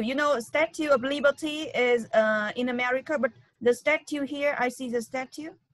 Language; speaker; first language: English; non-native, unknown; Vietnamese